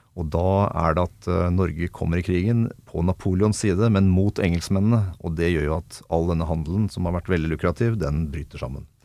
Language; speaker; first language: Norwegian; native; Norwegian